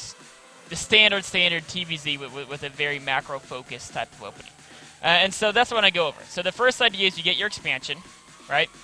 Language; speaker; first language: English; native; English